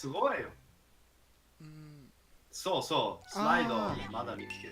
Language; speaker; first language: Japanese; non-native, learner; English